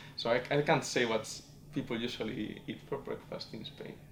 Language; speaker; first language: English; non-native, fluent; Spanish